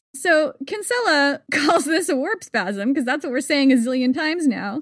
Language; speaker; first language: English; native; English